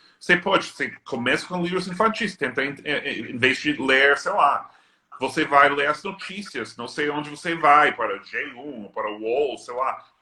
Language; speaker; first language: Portuguese; non-native, fluent; English